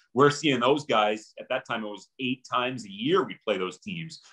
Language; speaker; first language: English; native; English